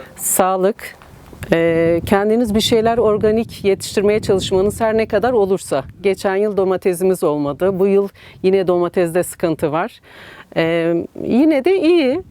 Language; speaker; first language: Turkish; native; Turkish